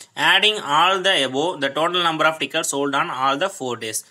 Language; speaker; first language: English; non-native, local second language; Tamil